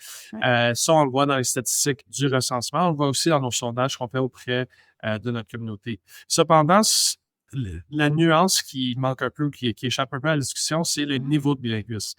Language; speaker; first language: French; non-native, local second language; English